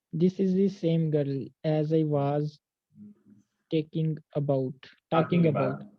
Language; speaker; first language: English; non-native, learner; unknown